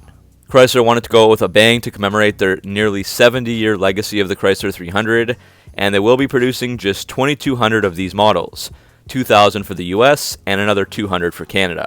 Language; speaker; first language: English; native; English